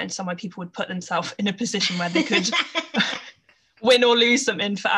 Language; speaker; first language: English; native; English